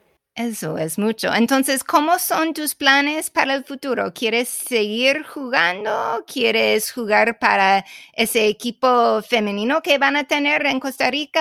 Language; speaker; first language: Spanish; non-native, fluent; English